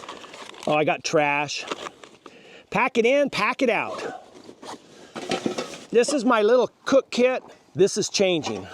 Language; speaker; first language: English; native; English